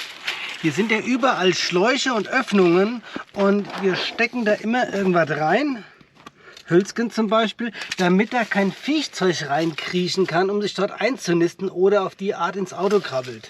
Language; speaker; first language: German; native; German